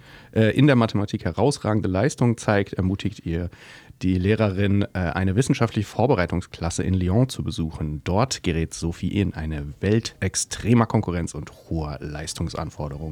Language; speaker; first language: German; native; German